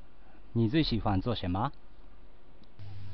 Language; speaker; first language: Chinese; non-native, learner; Japanese